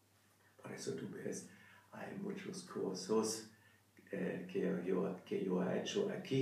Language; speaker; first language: Spanish; non-native, learner; German